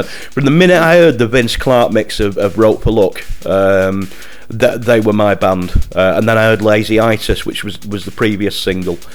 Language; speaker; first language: English; native; English